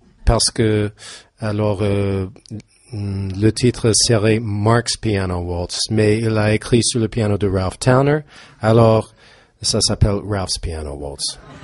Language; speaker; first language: French; non-native, learner; English